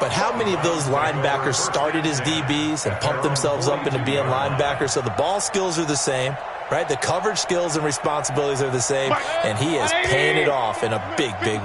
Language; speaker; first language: English; native; English